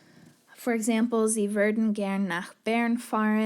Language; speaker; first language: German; non-native, fluent; English